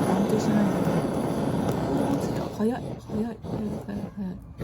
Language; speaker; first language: Japanese; native; Japanese